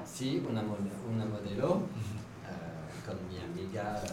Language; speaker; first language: Spanish; non-native, fluent; French